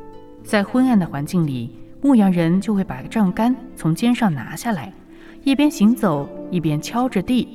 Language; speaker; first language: Chinese; native; Chinese